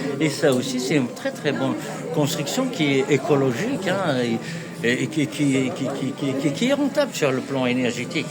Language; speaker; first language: French; non-native, local second language; Kabyle